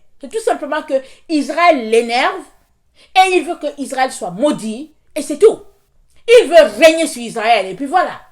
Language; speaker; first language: French; native; French